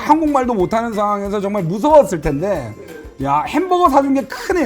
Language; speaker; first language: Korean; native; Korean